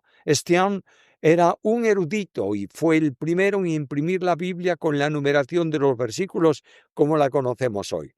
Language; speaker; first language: Spanish; native; Spanish